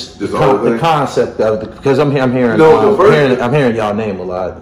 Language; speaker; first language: English; native; English